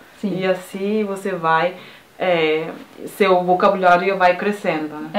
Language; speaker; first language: Portuguese; non-native, fluent; French